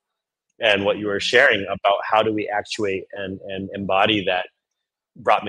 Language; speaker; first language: English; native; English